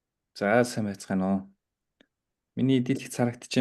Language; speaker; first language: Mongolian; native; Mongolian